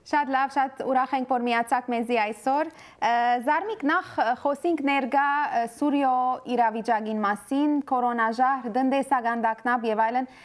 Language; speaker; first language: Armenian; early bilingual, heritage; Armenian